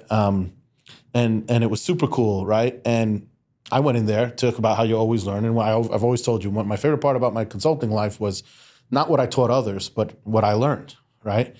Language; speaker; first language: English; native; English